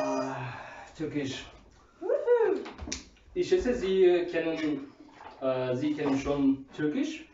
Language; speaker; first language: German; non-native, learner; Turkish